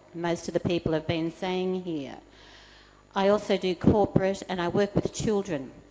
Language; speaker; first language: English; native; English